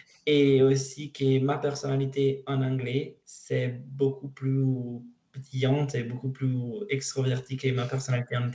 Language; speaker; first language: French; non-native, learner; Italian